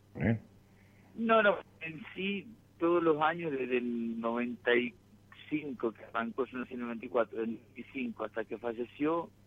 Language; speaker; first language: Spanish; native; Spanish